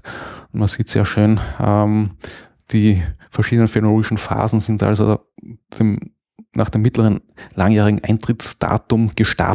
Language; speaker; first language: German; native; German